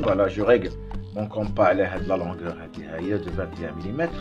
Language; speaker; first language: French; non-native, local second language; Arabic